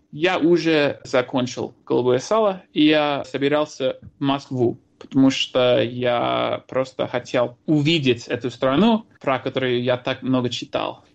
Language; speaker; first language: Russian; non-native, fluent; English